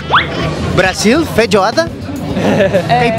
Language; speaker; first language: Portuguese; non-native, learner; Spanish